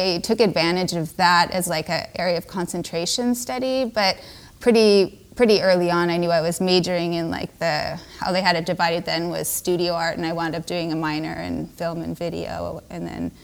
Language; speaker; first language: English; native; English